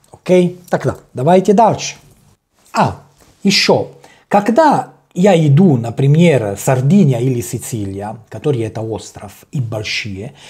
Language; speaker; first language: Russian; non-native, learner; Italian